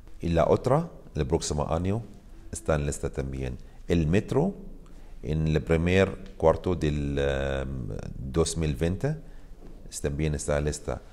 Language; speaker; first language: Spanish; non-native, learner; Arabic